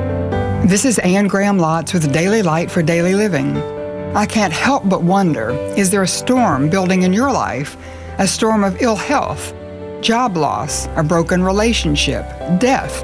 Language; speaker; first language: English; native; English